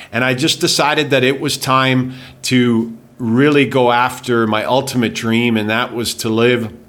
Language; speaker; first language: English; native; English